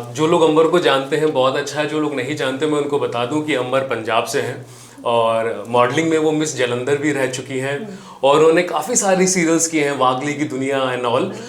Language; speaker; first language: Hindi; native; Hindi